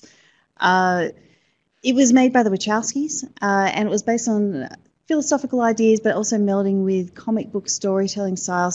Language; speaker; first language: English; native; English